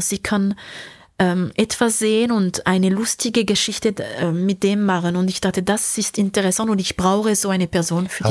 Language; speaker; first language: German; non-native, local second language; French